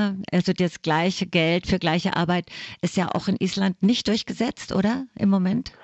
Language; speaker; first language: German; native; German